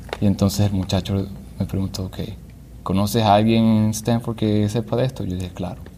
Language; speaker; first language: Spanish; native; Spanish